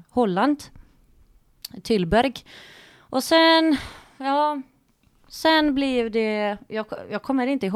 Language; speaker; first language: Swedish; non-native, fluent; Greek